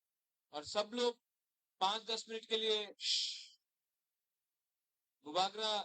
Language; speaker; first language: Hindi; non-native, local second language; Kok Borok